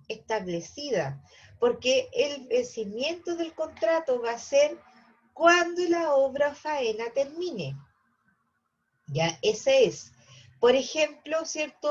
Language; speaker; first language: Spanish; native; Spanish